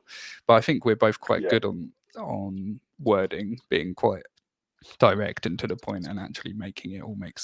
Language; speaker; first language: English; native; English